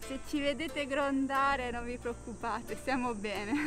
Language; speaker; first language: Italian; native; Italian